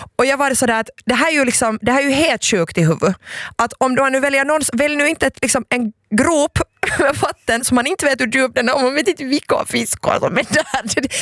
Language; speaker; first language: Swedish; native; Swedish